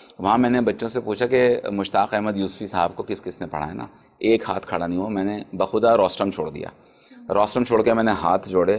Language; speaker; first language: Urdu; native; Urdu